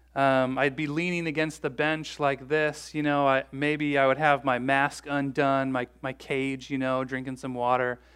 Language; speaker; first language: English; native; English